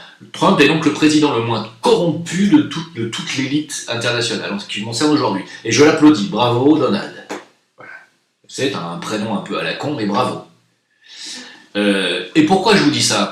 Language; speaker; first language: French; native; French